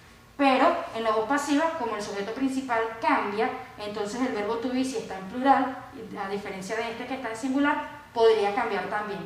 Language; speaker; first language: Spanish; native; Spanish